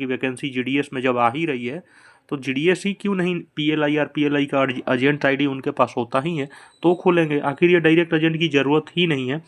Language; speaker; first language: Hindi; native; Hindi